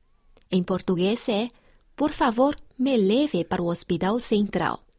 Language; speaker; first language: Portuguese; non-native, fluent; Chinese